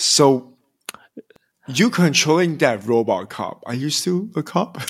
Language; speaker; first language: English; non-native, local second language; Chinese